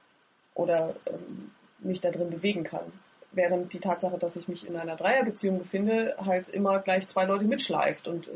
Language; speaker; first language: German; native; German